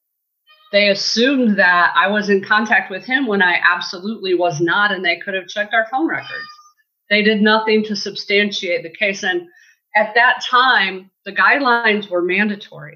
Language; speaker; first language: English; native; English